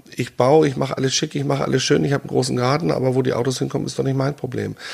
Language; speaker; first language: German; native; German